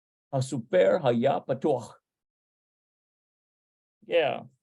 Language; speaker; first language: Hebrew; non-native, learner; English